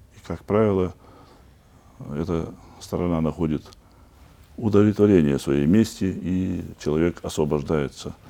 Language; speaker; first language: Russian; non-native, local second language; Chechen